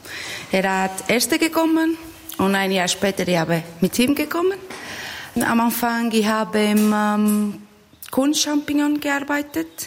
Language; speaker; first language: German; non-native, learner; Portuguese